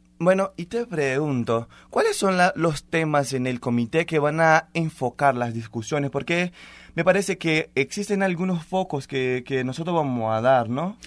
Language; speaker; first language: Spanish; non-native, fluent; Portuguese